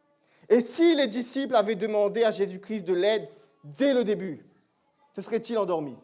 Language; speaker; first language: French; native; French